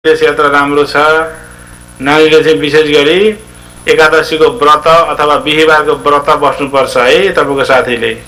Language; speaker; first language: Nepali; native; Nepali